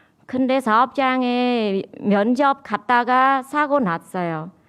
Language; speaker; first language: Korean; non-native, learner; Khmer